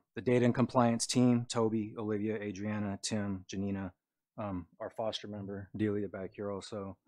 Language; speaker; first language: English; native; English